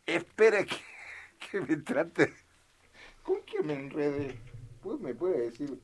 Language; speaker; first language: Spanish; native; Spanish